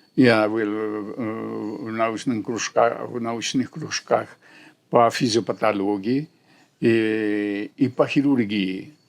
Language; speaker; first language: Russian; non-native, fluent; Spanish